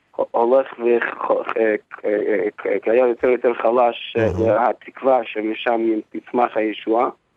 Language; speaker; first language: Hebrew; non-native, fluent; English